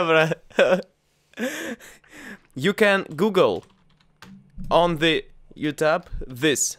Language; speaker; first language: English; non-native, learner; Russian